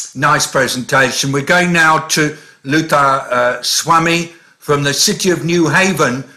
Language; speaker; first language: English; native; English